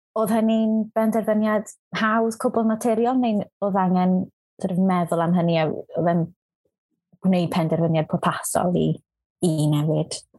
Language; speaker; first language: Welsh; native; Welsh